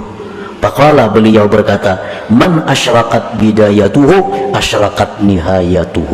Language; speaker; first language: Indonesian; non-native, local second language; Banjar